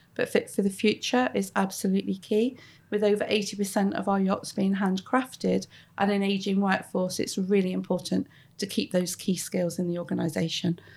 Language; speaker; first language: English; native; English